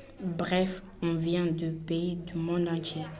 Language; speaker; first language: French; non-native, learner; Bambara